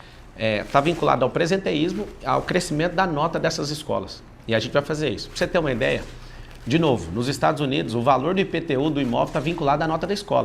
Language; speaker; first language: Portuguese; native; Portuguese